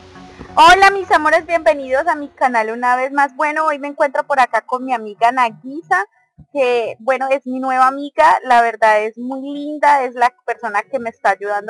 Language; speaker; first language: Spanish; native; Spanish